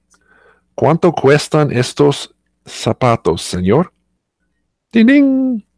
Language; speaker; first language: Spanish; non-native, learner; English